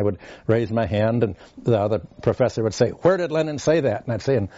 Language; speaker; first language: English; native; English